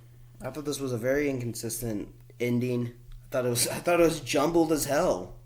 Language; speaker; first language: English; native; English